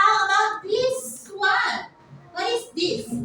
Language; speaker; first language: English; non-native, learner; Indonesian